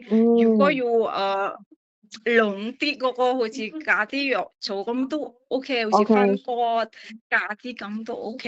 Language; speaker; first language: Cantonese; non-native, fluent; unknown